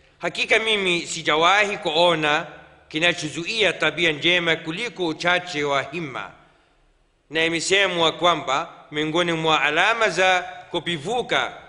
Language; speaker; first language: Swahili; non-native, fluent; Arabic